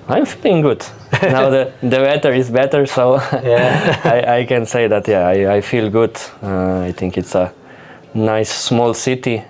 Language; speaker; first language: English; non-native, fluent; Slovenian